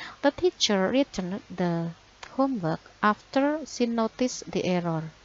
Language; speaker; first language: English; non-native, fluent; Indonesian